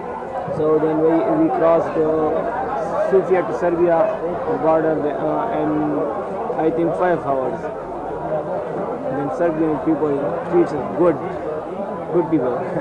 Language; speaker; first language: English; non-native, learner; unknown